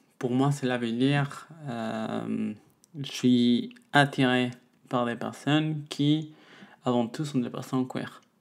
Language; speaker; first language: French; non-native, fluent; Spanish